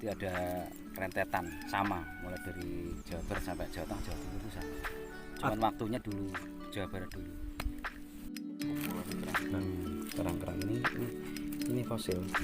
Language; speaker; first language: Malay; non-native, local second language; Javanese